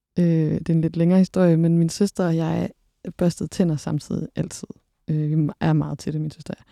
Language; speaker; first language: Danish; native; Danish